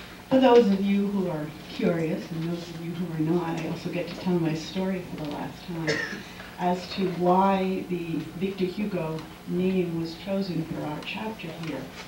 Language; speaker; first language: English; native; English